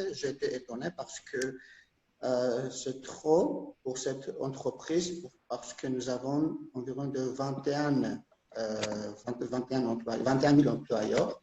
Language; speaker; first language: French; non-native, fluent; Armenian